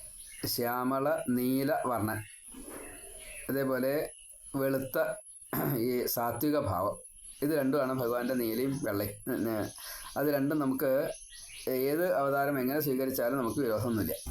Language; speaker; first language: Malayalam; native; Malayalam